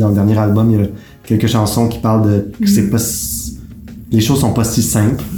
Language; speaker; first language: French; native; French